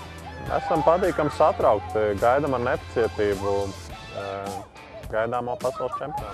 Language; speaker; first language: Latvian; native; Latvian